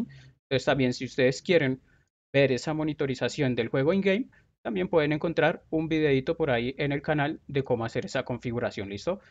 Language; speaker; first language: Spanish; native; Spanish